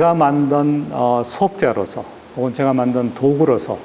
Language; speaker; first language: Korean; native; Korean